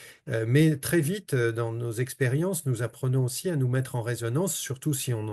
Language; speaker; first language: French; native; French